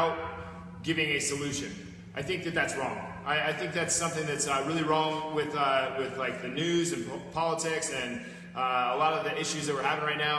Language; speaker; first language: English; native; English